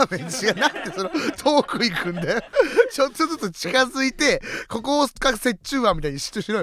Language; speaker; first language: Japanese; native; Japanese